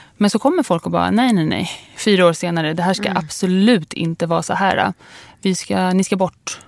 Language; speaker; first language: Swedish; early bilingual, other home language; Kurdish